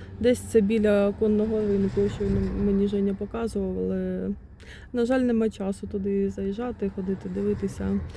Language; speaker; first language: Ukrainian; non-native, local second language; Russian